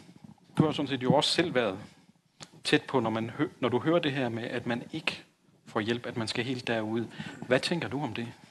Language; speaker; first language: Danish; native; Danish